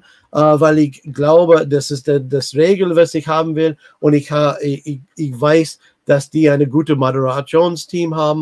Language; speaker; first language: German; non-native, learner; English